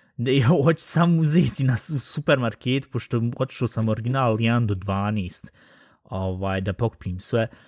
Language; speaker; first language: Bosnian; native; Bosnian